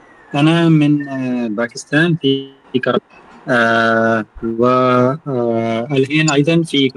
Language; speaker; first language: Arabic; non-native, learner; Urdu